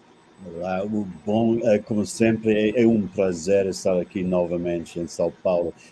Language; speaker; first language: Portuguese; non-native, fluent; English